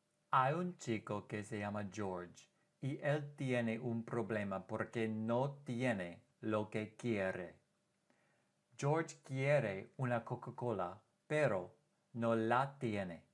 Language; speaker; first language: Spanish; non-native, fluent; English